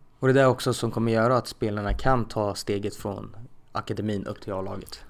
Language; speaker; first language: Swedish; native; Swedish